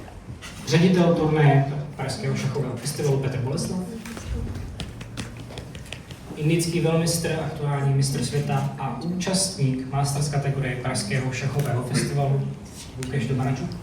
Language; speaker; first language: Czech; native; Czech